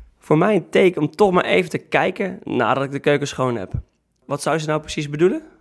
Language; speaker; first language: Dutch; native; Dutch